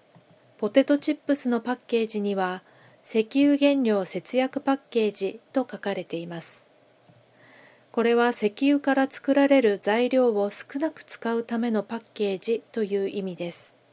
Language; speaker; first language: Japanese; non-native, fluent; Korean